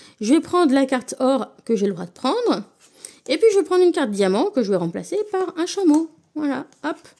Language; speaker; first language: French; native; French